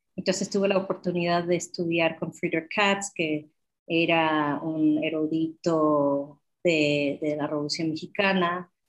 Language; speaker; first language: Spanish; non-native, fluent; English